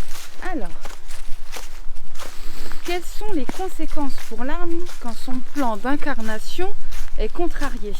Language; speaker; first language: French; native; French